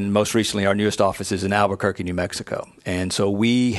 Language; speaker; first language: English; native; English